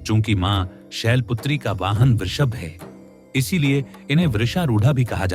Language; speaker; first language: Hindi; native; Hindi